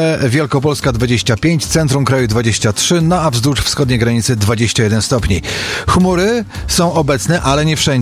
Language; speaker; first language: Polish; native; Polish